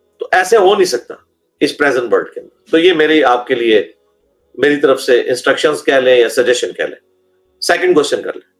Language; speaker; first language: Urdu; non-native, local second language; Punjabi